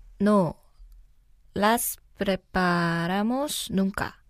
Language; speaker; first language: Spanish; non-native, learner; Korean